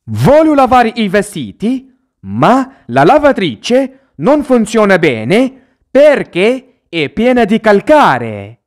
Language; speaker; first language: Italian; non-native, fluent; Arabic